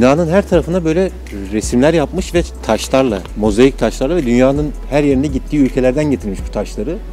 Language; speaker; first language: Turkish; native; Turkish